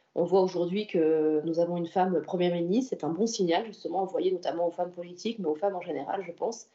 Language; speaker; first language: French; native; French